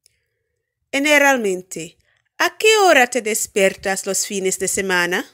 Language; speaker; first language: Spanish; non-native, fluent; English